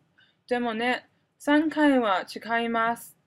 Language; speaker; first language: Japanese; non-native, learner; Cantonese